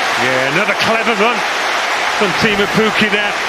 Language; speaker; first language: English; native; English